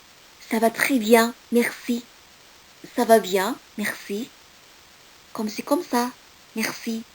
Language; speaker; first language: French; non-native, fluent; Indonesian